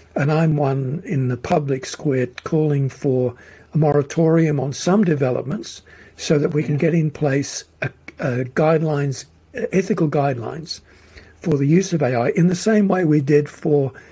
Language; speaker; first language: English; native; English